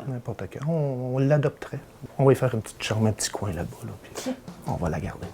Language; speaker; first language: French; native; French